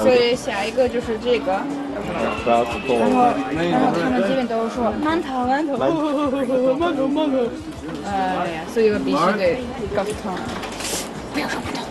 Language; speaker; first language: Chinese; non-native, fluent; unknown